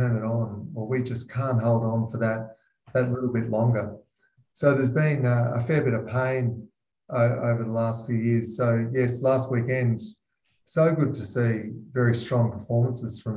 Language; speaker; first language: English; native; English